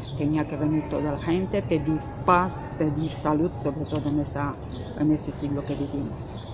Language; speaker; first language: Spanish; non-native, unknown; Romanian